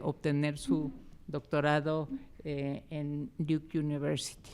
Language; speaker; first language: Spanish; native; Spanish